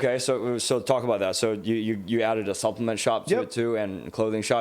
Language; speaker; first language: English; native; English